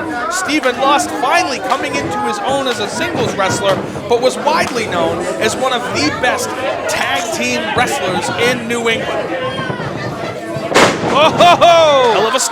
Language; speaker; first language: English; native; English